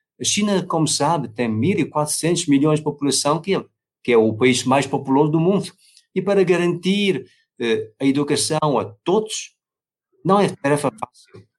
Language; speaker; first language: Portuguese; non-native, fluent; Chinese